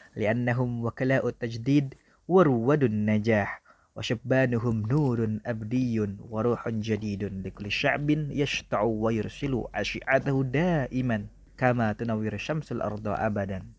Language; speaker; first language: Arabic; non-native, fluent; Indonesian